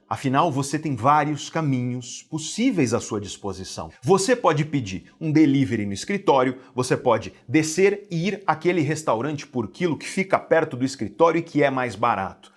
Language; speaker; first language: Portuguese; native; Portuguese